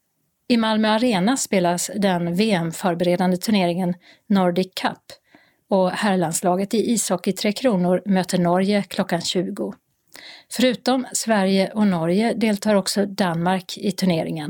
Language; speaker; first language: Swedish; native; Swedish